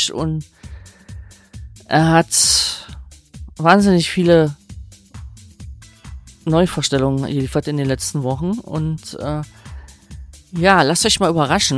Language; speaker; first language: German; native; German